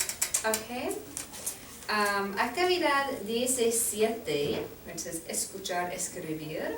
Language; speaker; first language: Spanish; non-native, fluent; English